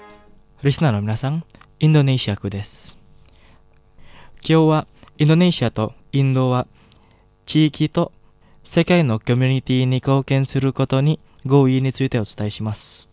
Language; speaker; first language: Japanese; non-native, fluent; Indonesian